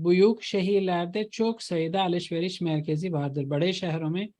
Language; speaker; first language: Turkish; non-native, fluent; Urdu